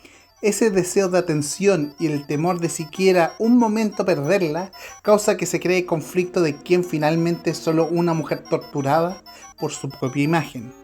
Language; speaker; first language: Spanish; native; Spanish